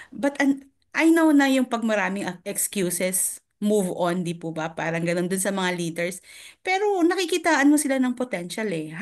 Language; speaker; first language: Filipino; native; Filipino